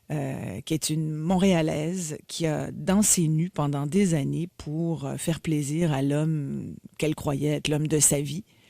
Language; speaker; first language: French; native; French